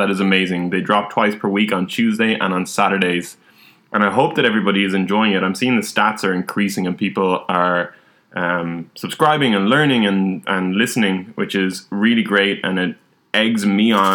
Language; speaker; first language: English; native; English